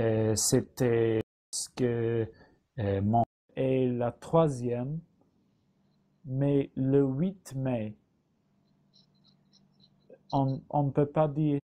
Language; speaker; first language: French; non-native, learner; English